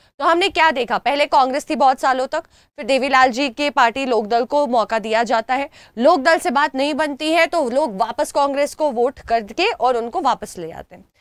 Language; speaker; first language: Hindi; native; Hindi